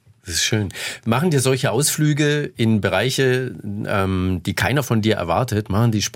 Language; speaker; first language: German; native; German